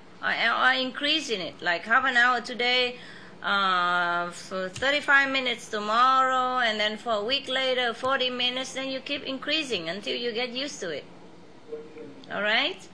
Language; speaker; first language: English; non-native, fluent; Vietnamese